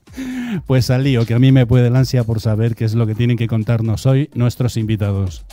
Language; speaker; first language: Spanish; native; Spanish